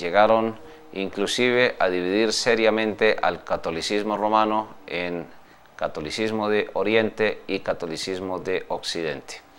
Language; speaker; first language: Spanish; native; Spanish